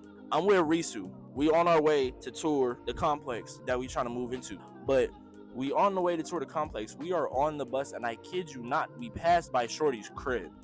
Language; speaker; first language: English; native; English